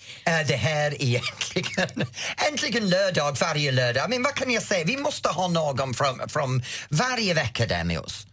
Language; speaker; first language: Swedish; non-native, fluent; English